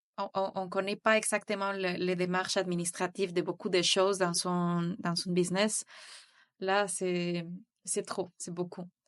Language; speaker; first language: French; non-native, fluent; Spanish